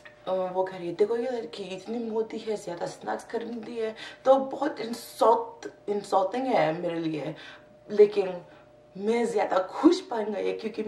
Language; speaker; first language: Hindi; non-native, learner; English